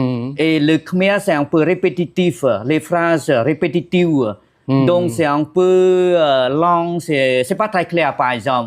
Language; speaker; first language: French; non-native, fluent; Khmer